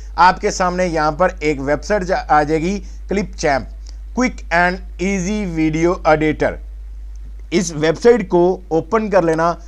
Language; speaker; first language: Urdu; non-native, local second language; Punjabi